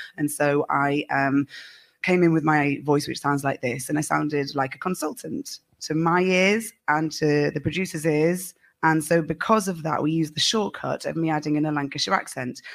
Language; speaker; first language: English; native; English